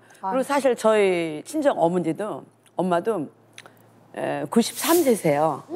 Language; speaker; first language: Korean; native; Korean